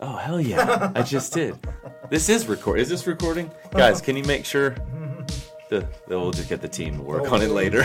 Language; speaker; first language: English; native; English